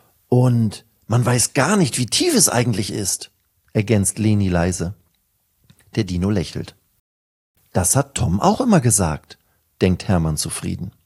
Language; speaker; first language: German; native; German